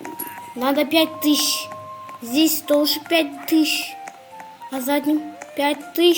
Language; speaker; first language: Russian; non-native, local second language; Kazakh